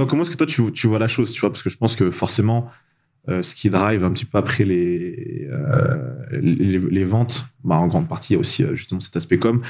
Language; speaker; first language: French; non-native, local second language; Malagasy